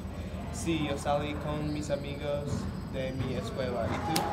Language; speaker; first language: Spanish; non-native, learner; English